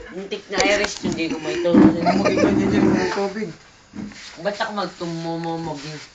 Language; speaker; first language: Filipino; native; Filipino